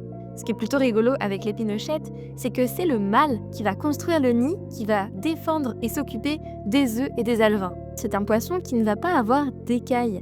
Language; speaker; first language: French; native; French